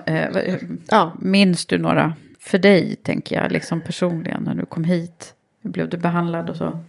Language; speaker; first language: Swedish; native; Swedish